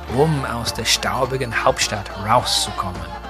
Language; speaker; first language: German; non-native, fluent; English